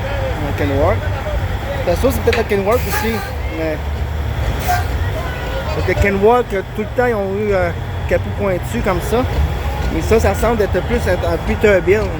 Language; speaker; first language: French; native; French